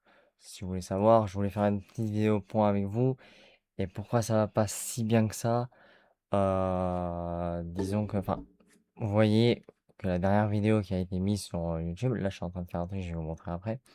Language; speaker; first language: French; native; French